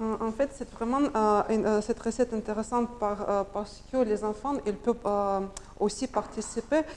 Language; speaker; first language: French; non-native, learner; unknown